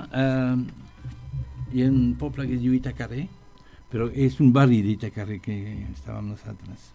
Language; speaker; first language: Catalan; non-native, learner; French